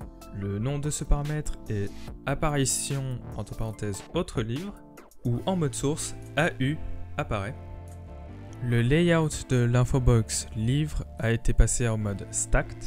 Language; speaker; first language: French; native; French